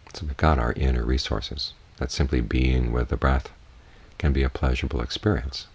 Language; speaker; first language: English; native; English